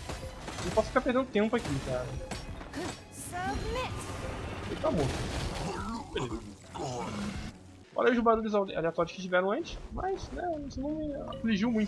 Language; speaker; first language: Portuguese; native; Portuguese